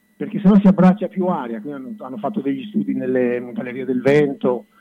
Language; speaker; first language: Italian; native; Italian